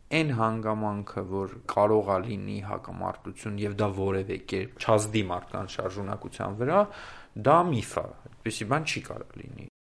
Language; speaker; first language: Armenian; native; Armenian